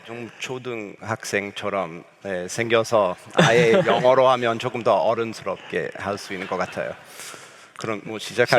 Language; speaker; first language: Korean; non-native, learner; English